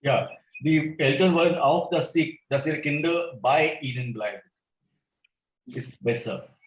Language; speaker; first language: German; non-native, fluent; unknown